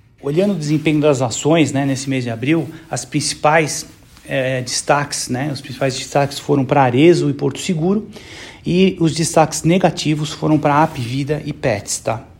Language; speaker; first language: Portuguese; native; Portuguese